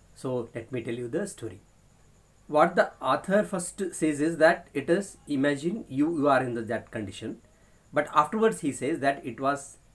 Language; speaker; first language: English; non-native, local second language; Kannada